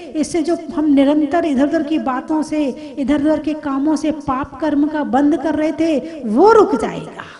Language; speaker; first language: Hindi; native; Hindi